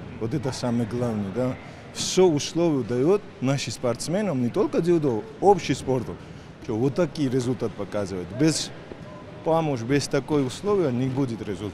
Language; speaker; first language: Russian; non-native, fluent; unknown